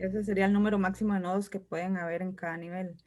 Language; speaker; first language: Spanish; native; Spanish